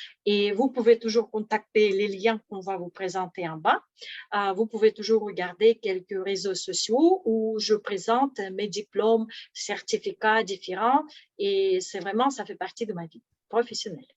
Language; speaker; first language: French; non-native, fluent; Russian